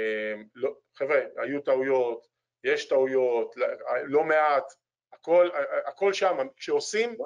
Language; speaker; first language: Hebrew; native; Hebrew